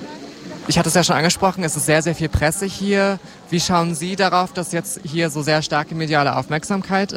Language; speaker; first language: German; native; German